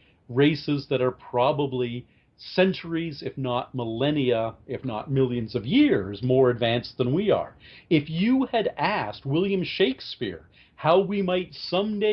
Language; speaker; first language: English; native; English